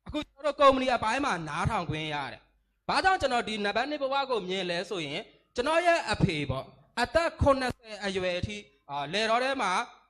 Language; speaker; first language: Burmese; native; Burmese